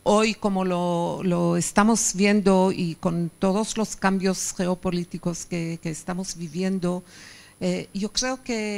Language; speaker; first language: Spanish; non-native, fluent; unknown